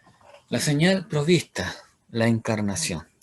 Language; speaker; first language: Spanish; native; Spanish